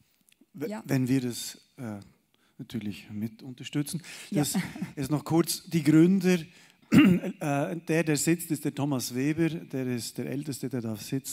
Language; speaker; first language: German; native; German